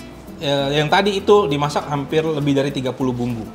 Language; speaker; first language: Indonesian; native; Indonesian